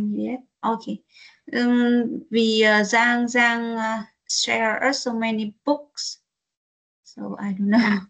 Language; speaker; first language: English; non-native, learner; Vietnamese